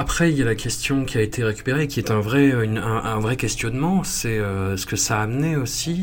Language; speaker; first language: French; native; French